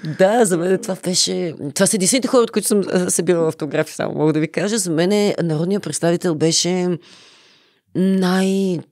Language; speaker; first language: Bulgarian; native; Bulgarian